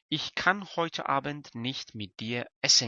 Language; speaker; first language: German; non-native, fluent; Persian